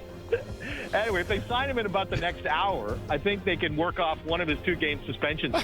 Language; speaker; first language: English; native; English